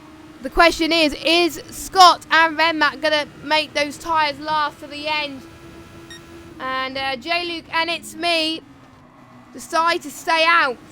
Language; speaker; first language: English; native; English